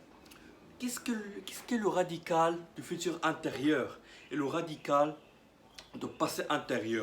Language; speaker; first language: French; non-native, learner; Arabic